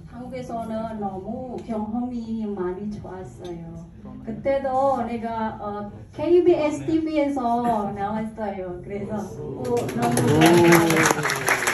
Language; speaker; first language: Korean; non-native, learner; Indonesian